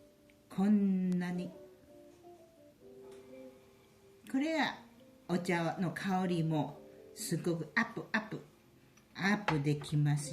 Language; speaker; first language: Japanese; non-native, fluent; Chinese